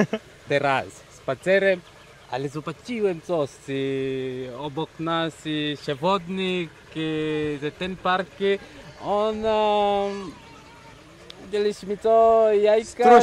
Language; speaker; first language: Polish; non-native, learner; Swahili